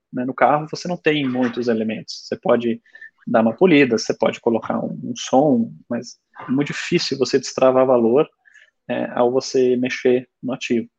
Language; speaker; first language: Portuguese; early bilingual, other home language; German